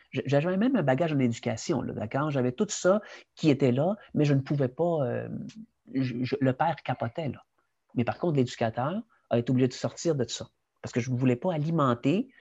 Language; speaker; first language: French; early bilingual, other home language; Spanish